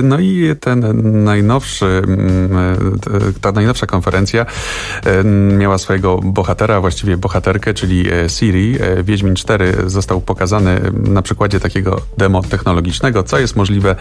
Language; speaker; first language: Polish; native; Polish